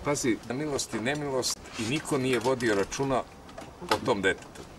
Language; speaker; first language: Serbian; native; Serbian